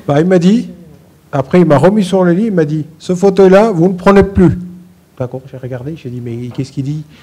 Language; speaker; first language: French; non-native, fluent; Armenian